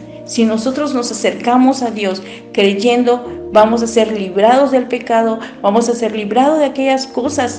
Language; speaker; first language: Spanish; native; Spanish